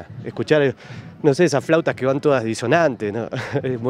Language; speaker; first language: Spanish; native; Spanish